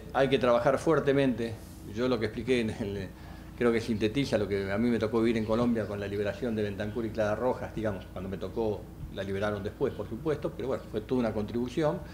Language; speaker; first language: Spanish; native; Spanish